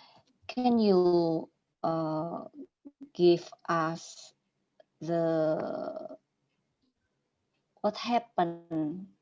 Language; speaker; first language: English; non-native, learner; Indonesian